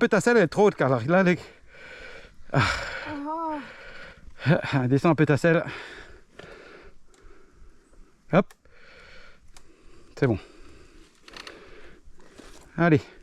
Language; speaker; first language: French; native; French